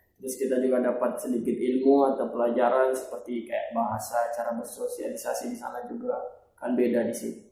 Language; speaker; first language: Indonesian; native; Indonesian